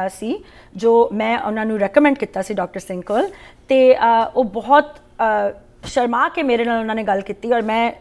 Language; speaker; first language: Punjabi; early bilingual, heritage; Punjabi